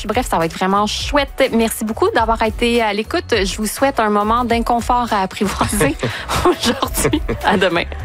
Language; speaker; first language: French; native; French